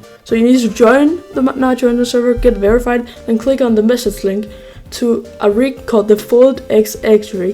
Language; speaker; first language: English; native; English